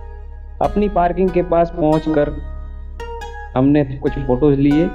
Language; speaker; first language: Hindi; native; Hindi